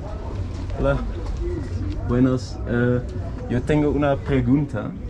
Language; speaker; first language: Spanish; non-native, learner; Dutch